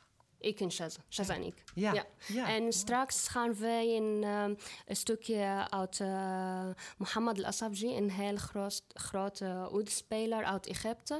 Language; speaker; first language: Dutch; non-native, fluent; Arabic